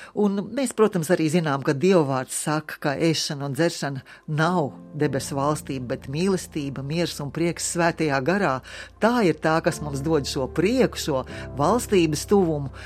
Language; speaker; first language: Latvian; native; Latvian